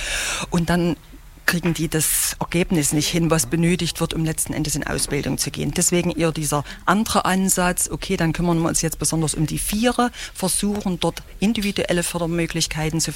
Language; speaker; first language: German; native; German